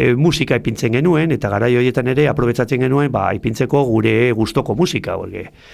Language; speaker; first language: Basque; non-native, local second language; Spanish